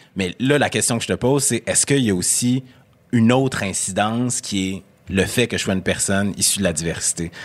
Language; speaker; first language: French; native; French